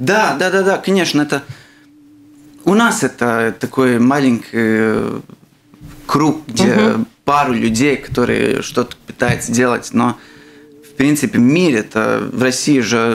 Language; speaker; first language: Russian; non-native, local second language; Latvian